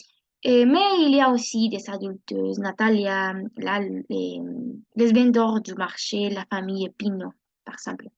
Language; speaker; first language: French; non-native, learner; Spanish